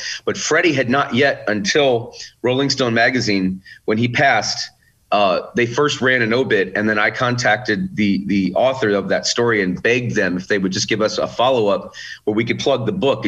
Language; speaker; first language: English; native; English